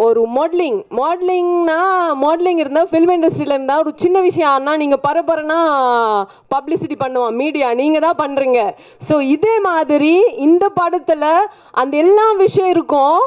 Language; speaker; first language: Tamil; non-native, local second language; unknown